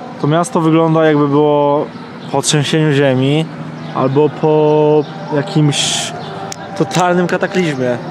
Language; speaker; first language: Polish; native; Polish